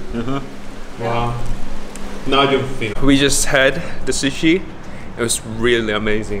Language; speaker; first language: English; non-native, learner; Korean